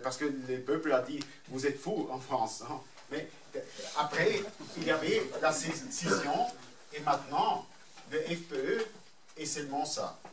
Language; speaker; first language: French; non-native, fluent; German